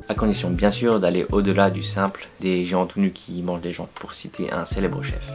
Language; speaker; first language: French; native; French